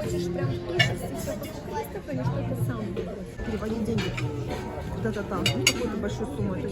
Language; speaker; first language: Russian; native; Russian